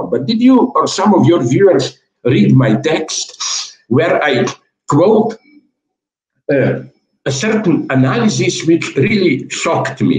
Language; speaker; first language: English; non-native, fluent; Slovenian